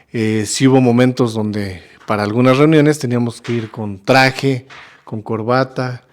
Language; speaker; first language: Spanish; native; Spanish